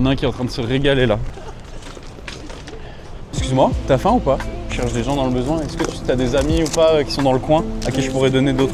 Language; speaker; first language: French; native; French